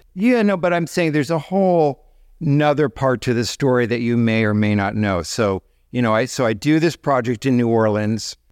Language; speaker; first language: English; native; English